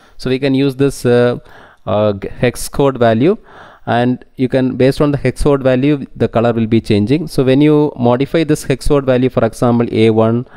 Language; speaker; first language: English; non-native, local second language; Tamil